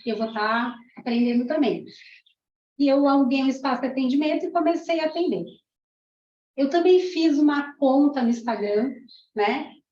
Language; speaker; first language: Portuguese; early bilingual, other home language; Spanish